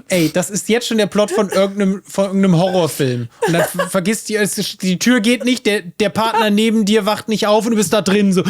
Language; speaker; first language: German; native; German